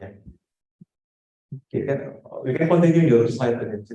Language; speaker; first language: English; non-native, fluent; Indonesian